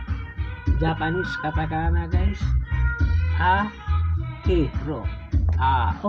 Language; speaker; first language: English; non-native, local second language; Cebuano